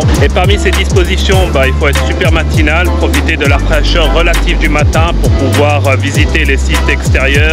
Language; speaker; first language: French; native; French